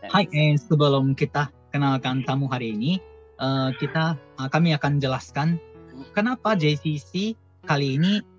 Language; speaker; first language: Indonesian; non-native, fluent; Japanese